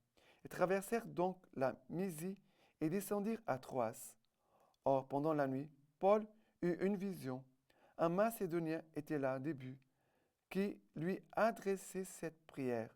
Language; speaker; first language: French; non-native, fluent; Portuguese